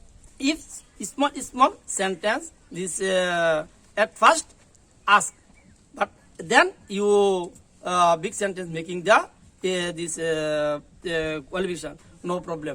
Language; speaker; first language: English; non-native, learner; Bangla